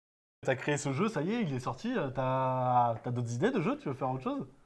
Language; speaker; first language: French; native; French